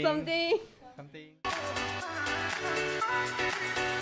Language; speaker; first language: English; non-native, learner; Korean